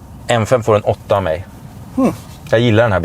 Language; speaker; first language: Swedish; native; Swedish